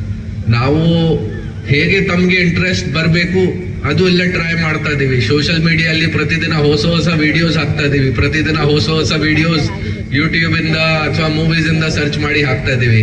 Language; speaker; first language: Kannada; non-native, local second language; Hindi